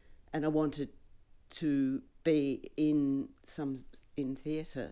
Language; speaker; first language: English; native; English